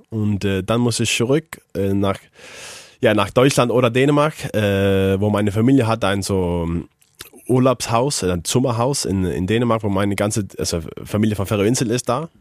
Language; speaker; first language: German; non-native, learner; Faroese